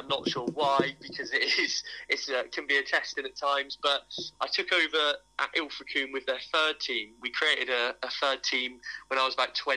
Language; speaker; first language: English; native; English